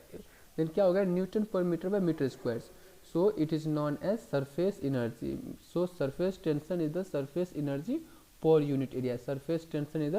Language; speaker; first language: English; non-native, local second language; Hindi